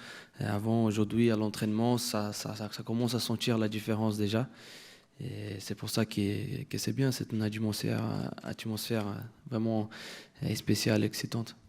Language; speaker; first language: French; non-native, fluent; Portuguese